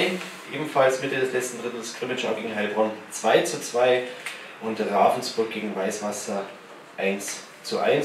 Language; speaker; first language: German; native; German